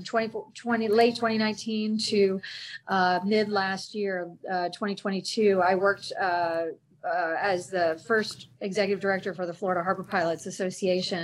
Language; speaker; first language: English; native; English